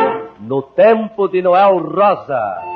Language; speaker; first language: Portuguese; native; Portuguese